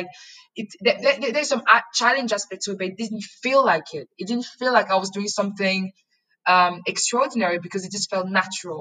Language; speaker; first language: English; non-native, local second language; French